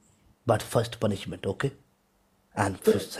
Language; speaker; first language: English; non-native, learner; Punjabi